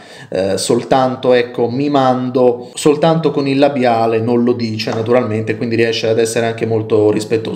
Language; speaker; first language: Italian; native; Italian